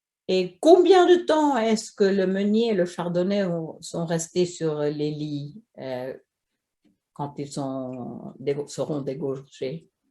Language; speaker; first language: French; non-native, fluent; Swedish